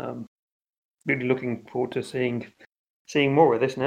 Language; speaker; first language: English; native; English